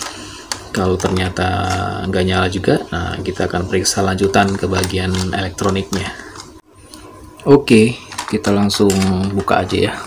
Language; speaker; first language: Indonesian; native; Indonesian